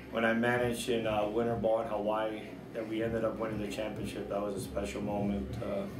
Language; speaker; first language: English; native; English